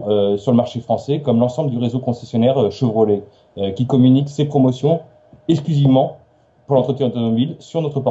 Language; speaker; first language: French; native; French